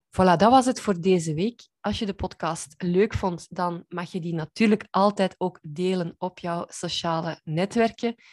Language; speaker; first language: Dutch; native; Dutch